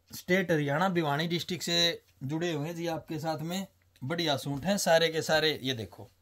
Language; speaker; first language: Hindi; native; Hindi